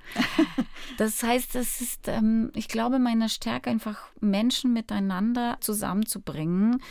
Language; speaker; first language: German; early bilingual, other home language; Polish